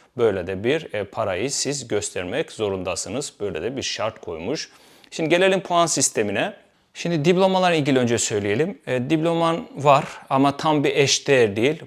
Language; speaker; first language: Turkish; native; Turkish